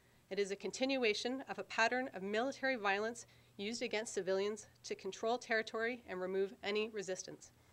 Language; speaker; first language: English; native; English